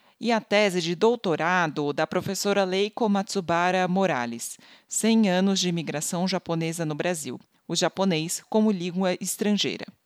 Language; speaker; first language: Portuguese; native; Portuguese